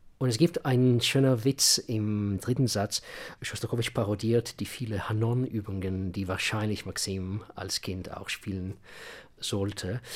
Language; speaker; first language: German; non-native, fluent; Russian